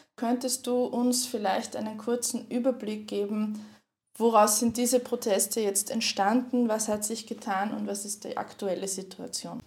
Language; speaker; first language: German; native; German